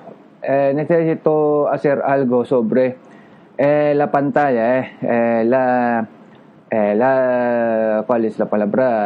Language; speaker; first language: Spanish; non-native, learner; Japanese